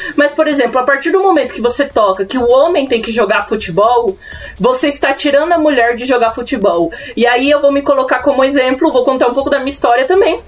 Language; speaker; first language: Portuguese; early bilingual, other home language; Spanish